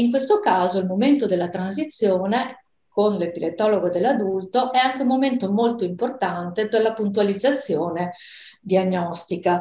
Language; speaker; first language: Italian; native; Italian